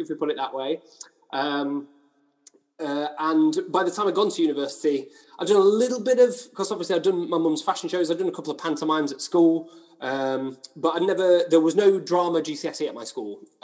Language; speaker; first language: English; native; English